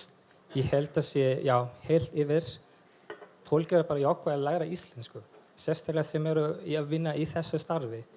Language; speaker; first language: Icelandic; non-native, fluent; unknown